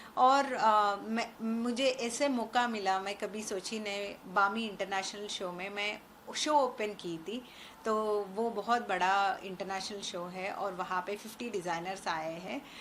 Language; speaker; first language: Hindi; non-native, local second language; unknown